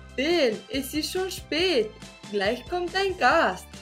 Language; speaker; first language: German; non-native, fluent; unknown